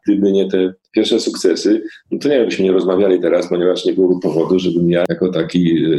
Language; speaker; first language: Polish; native; Polish